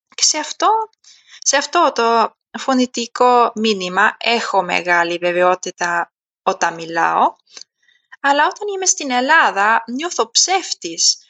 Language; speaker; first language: Greek; non-native, fluent; German